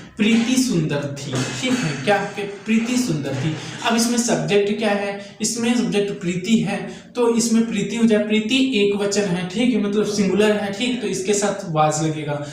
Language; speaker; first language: Hindi; native; Hindi